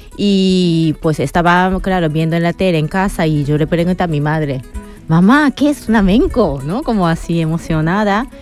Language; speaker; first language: Spanish; non-native, fluent; Japanese